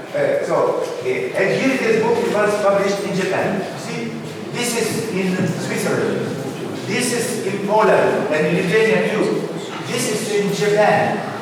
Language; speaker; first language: English; non-native, learner; Lithuanian